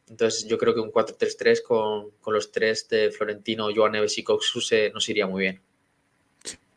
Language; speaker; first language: Spanish; native; Spanish